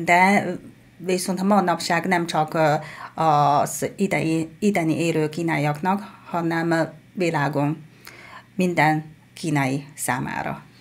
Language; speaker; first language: Hungarian; non-native, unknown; Chinese